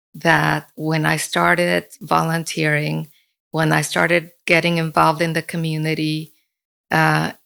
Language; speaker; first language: English; early bilingual, other home language; Spanish